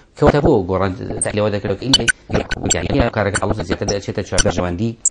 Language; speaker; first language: Central Kurdish; non-native, local second language; Kurdish